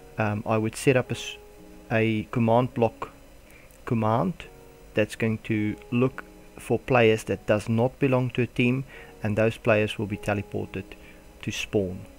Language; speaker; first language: English; non-native, local second language; Afrikaans